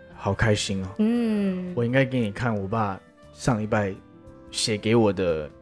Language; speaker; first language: Chinese; early bilingual, heritage; Chinese